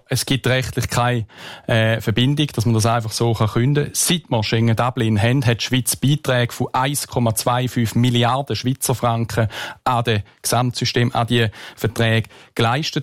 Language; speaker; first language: German; native; German